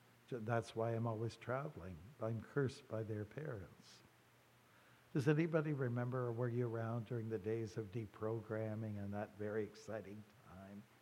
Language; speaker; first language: English; native; English